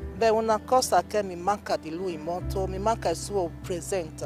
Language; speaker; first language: Italian; non-native, learner; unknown